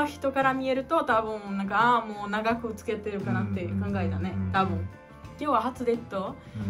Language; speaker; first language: Japanese; non-native, learner; Portuguese